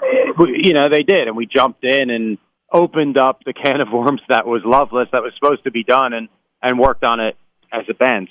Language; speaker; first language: English; native; English